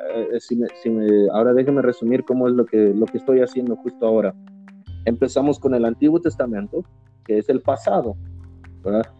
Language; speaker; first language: Spanish; native; Spanish